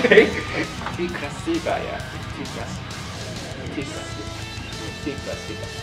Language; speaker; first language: English; non-native, learner; Japanese